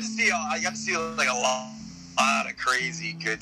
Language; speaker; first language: English; native; English